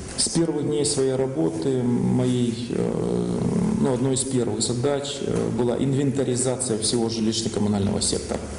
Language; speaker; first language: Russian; native; Russian